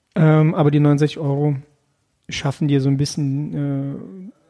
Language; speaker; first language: German; early bilingual, other home language; Russian